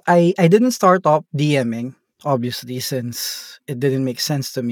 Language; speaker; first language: English; non-native, local second language; Filipino